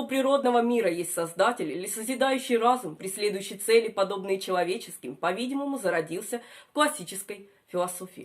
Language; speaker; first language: Russian; native; Russian